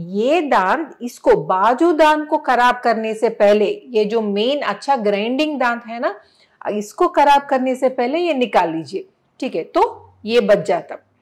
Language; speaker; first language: Hindi; non-native, local second language; Telugu